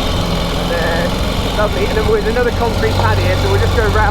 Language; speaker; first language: English; native; English